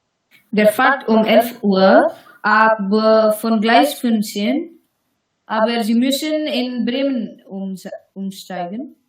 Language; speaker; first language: German; non-native, learner; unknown